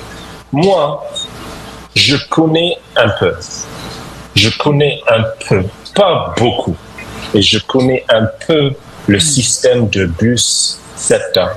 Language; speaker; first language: French; non-native, fluent; English